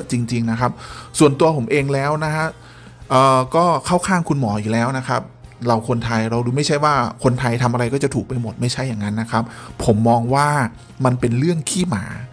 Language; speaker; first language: Thai; native; Thai